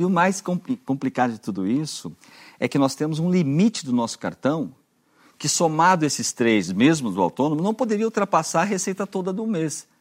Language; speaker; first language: Portuguese; native; Portuguese